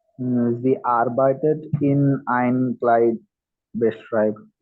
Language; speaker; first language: German; non-native, learner; Malayalam